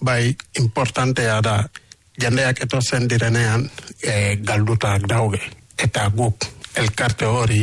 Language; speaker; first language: Basque; non-native, learner; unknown